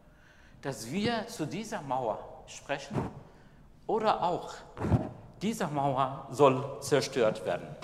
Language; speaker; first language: German; non-native, fluent; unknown